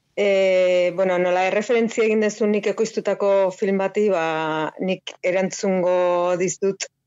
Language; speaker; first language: Basque; native; Basque